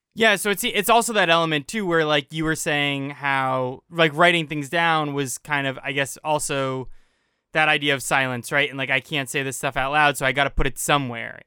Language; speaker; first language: English; native; English